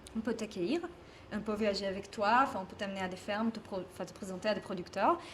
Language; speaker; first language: French; non-native, fluent; Hebrew